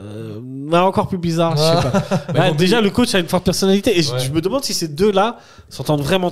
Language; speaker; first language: French; native; French